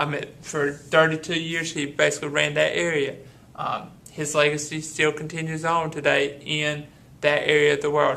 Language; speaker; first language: English; native; English